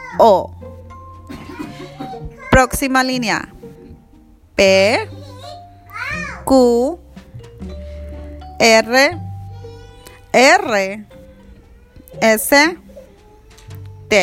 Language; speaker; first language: Spanish; early bilingual, heritage; Spanish